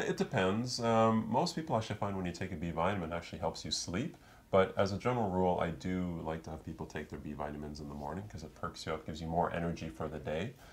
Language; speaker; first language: English; native; English